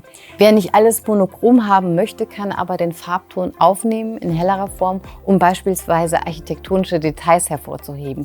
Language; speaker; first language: German; native; German